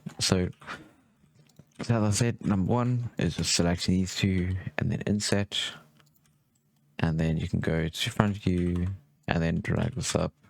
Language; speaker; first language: English; native; English